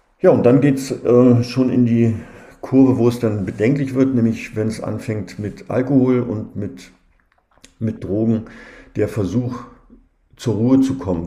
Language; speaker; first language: German; native; German